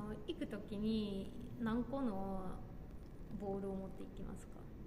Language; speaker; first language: Japanese; non-native, fluent; Russian